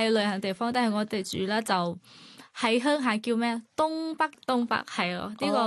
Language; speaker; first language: Cantonese; non-native, learner; Thai